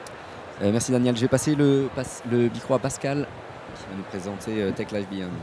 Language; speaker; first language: French; native; French